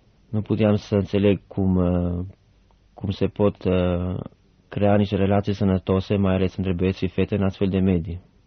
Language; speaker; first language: Romanian; non-native, fluent; Albanian